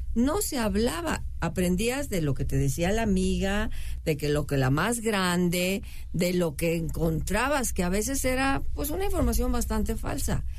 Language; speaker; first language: Spanish; native; Spanish